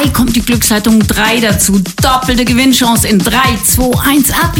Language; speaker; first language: German; native; German